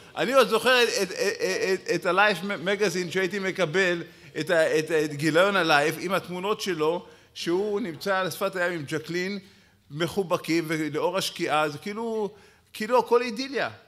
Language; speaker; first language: Hebrew; native; Hebrew